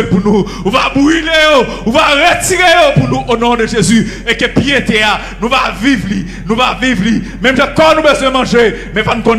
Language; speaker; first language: French; non-native, local second language; Haitian Creole